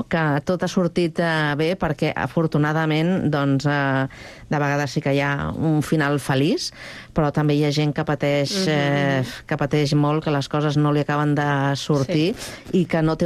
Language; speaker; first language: Catalan; native; Catalan